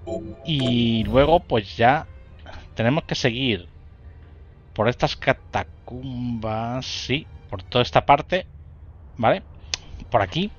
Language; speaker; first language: Spanish; native; Spanish